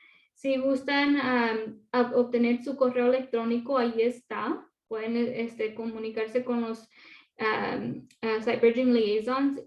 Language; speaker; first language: Spanish; early bilingual, other home language; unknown